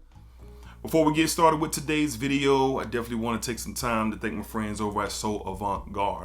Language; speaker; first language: English; native; English